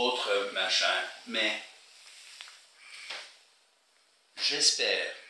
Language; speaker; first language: French; non-native, fluent; English